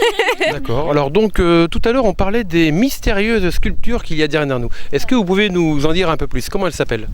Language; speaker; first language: French; native; French